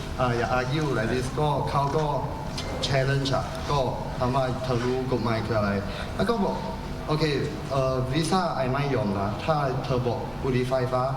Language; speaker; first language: Thai; non-native, learner; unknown